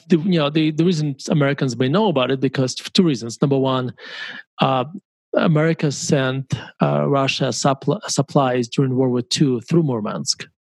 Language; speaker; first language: English; non-native, fluent; Russian